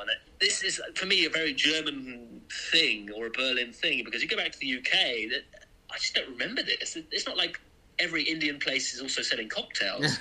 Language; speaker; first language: English; native; English